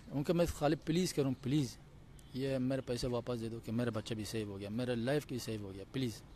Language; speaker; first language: Hindi; non-native, learner; Persian